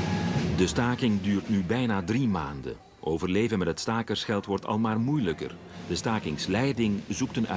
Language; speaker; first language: Dutch; native; Dutch